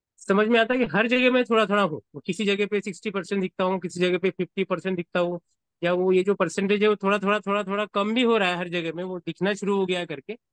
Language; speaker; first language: Hindi; native; Hindi